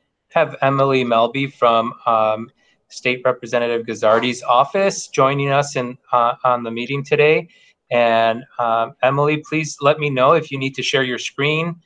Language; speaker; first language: English; early bilingual, other home language; Spanish